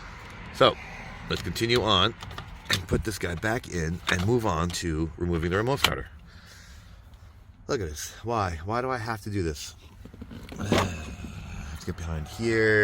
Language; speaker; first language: English; native; English